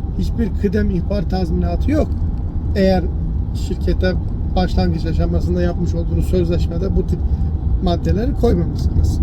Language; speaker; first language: Turkish; early bilingual, heritage; Turkish